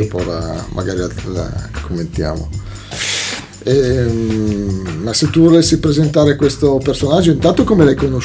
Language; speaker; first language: Italian; native; Italian